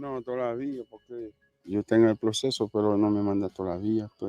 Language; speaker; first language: Spanish; non-native, learner; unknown